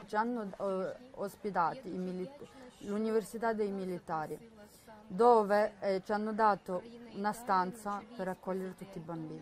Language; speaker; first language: Italian; non-native, fluent; Ukrainian